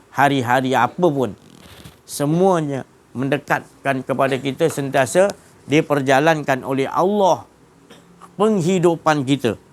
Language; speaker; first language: Malay; native; Malay